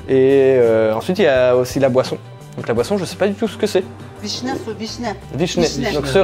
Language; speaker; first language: French; native; French